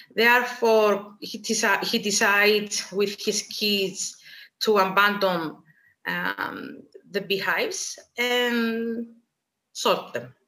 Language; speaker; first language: English; non-native, fluent; Greek